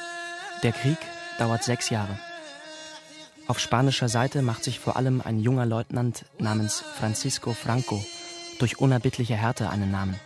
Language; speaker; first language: German; native; German